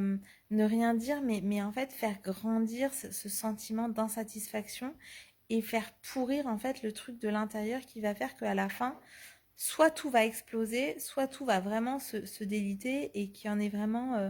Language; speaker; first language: French; native; French